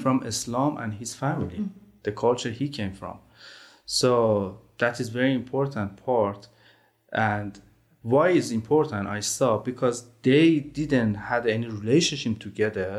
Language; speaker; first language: English; non-native, learner; Persian